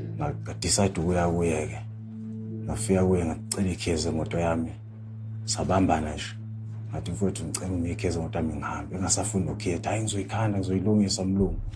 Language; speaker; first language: Zulu; native; Zulu